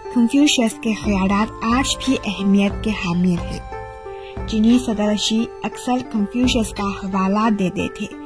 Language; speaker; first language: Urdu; non-native, fluent; Chinese